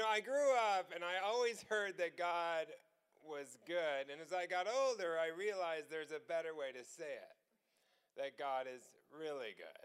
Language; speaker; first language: English; native; English